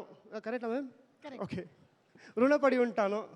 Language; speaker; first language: Telugu; non-native, learner; Kannada